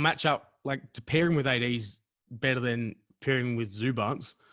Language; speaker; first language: English; native; English